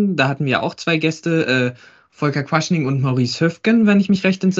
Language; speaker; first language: German; native; German